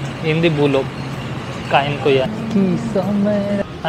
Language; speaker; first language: Filipino; non-native, learner; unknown